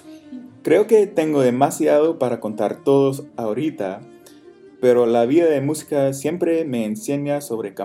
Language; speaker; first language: Spanish; non-native, fluent; English